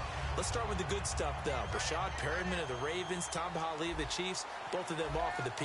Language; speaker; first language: English; native; English